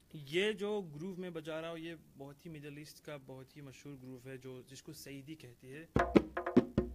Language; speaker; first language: Hindi; non-native, fluent; Persian